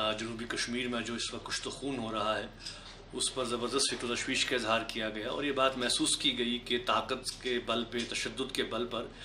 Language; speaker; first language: Urdu; non-native, local second language; Kashmiri